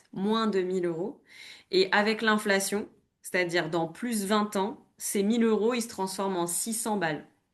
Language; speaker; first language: French; native; French